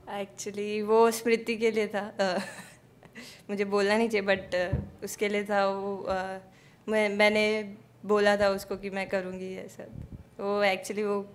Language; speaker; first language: Hindi; native; Hindi